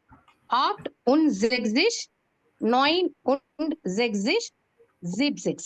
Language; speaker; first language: German; non-native, fluent; Tamil